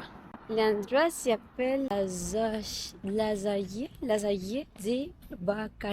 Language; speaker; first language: French; non-native, learner; Spanish